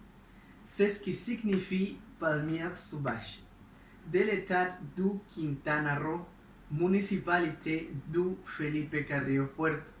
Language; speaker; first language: French; non-native, learner; Spanish